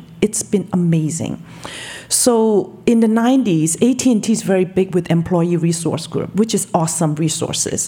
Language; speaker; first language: English; non-native, local second language; Cantonese